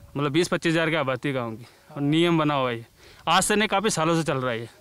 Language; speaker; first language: Hindi; native; Hindi